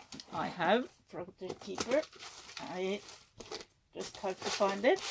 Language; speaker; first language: English; non-native, learner; Norwegian